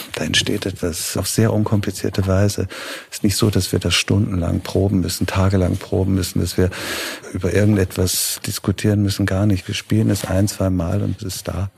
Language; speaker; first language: German; native; German